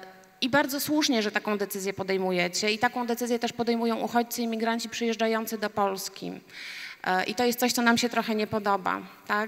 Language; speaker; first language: Polish; native; Polish